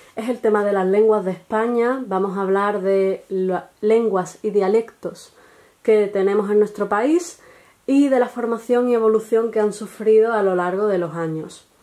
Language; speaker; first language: Spanish; native; Spanish